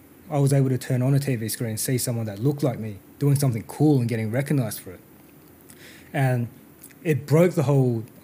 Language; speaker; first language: English; native; English